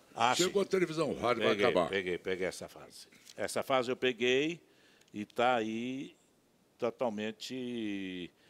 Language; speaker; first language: Portuguese; native; Portuguese